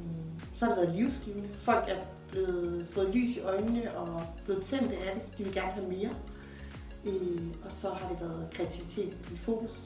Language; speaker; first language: Danish; native; Danish